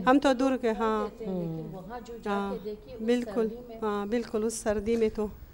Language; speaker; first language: Hindi; non-native, local second language; Hazaragi